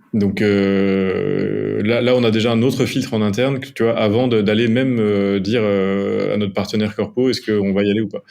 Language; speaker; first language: French; native; French